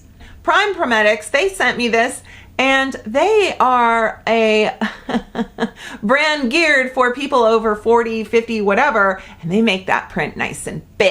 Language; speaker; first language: English; native; English